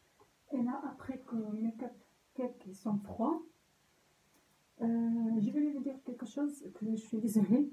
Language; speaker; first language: French; non-native, local second language; Arabic